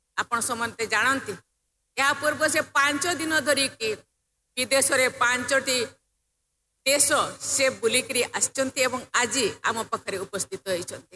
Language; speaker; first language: Odia; non-native, local second language; Santali